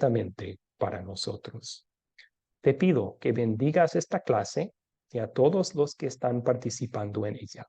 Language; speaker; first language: Spanish; non-native, fluent; English